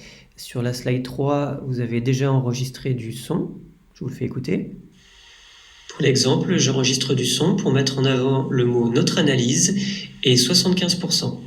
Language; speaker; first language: French; native; French